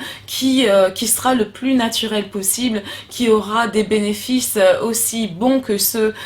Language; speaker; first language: French; native; French